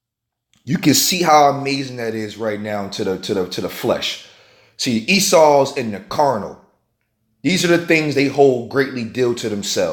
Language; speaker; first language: English; native; English